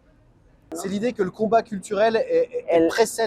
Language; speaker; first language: French; native; French